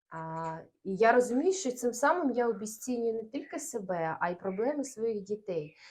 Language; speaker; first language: Ukrainian; non-native, local second language; Russian